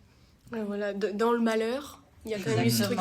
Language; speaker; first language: French; native; French